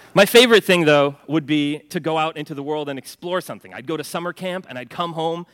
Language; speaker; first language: English; early bilingual, other home language; Norwegian